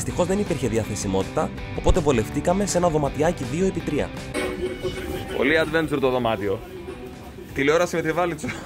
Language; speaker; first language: Greek; native; Greek